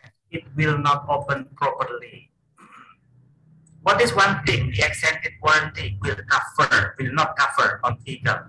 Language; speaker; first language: English; non-native, fluent; Indonesian